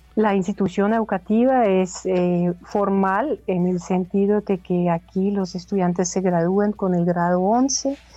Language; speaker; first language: Spanish; non-native, fluent; German